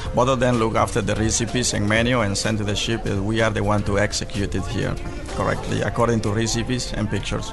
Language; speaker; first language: English; non-native, fluent; Spanish